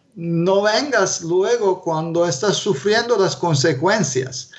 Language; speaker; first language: Spanish; non-native, fluent; Turkish